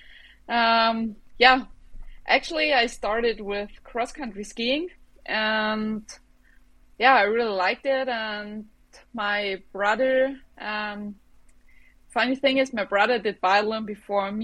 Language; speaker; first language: English; non-native, fluent; German